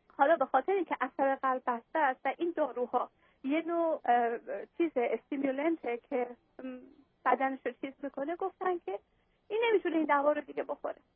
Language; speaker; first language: Persian; native; Persian